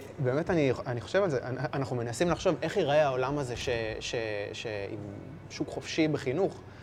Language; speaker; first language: Hebrew; native; Hebrew